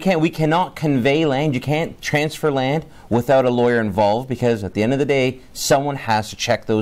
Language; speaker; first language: English; native; English